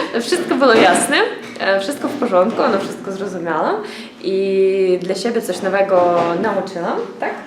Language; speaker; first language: Polish; non-native, learner; Ukrainian